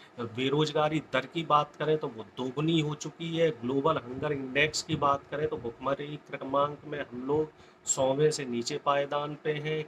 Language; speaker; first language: Hindi; native; Hindi